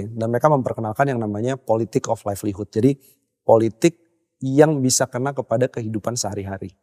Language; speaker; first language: Indonesian; native; Indonesian